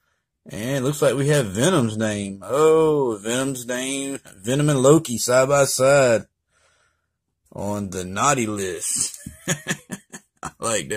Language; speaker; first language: English; native; English